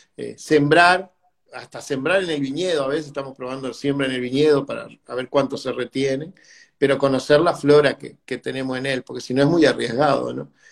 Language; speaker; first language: Spanish; native; Spanish